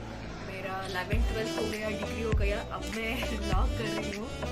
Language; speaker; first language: Hindi; non-native, local second language; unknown